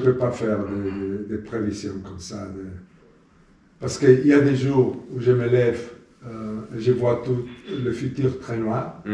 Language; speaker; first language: French; non-native, fluent; Spanish